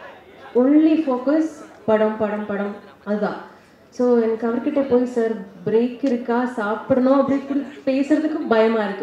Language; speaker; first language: Tamil; non-native, learner; Malayalam